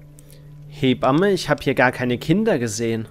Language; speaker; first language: German; native; German